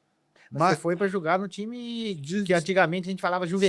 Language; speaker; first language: Portuguese; native; Portuguese